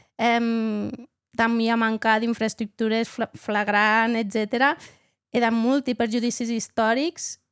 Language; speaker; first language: Catalan; native; Catalan